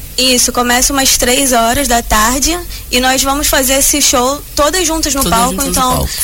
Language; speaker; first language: Portuguese; native; Portuguese